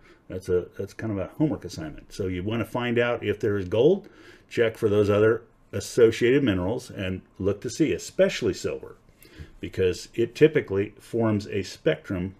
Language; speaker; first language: English; native; English